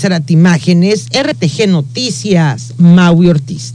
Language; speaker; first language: Spanish; native; Spanish